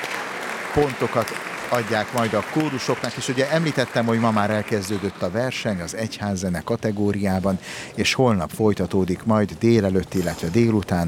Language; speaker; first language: Hungarian; native; Hungarian